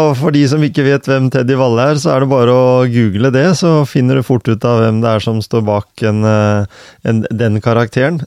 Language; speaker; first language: Norwegian; native; Norwegian